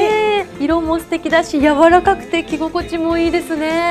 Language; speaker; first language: Japanese; native; Japanese